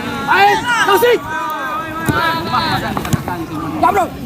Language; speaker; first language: Indonesian; native; Indonesian